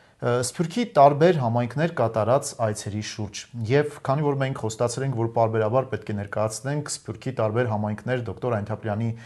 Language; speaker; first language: Armenian; native; Armenian